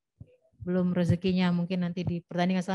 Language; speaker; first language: Indonesian; native; Indonesian